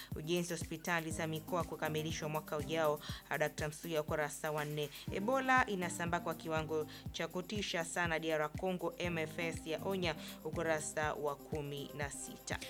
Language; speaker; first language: Swahili; native; Swahili